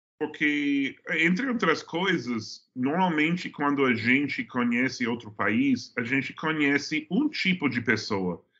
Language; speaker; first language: Portuguese; non-native, fluent; English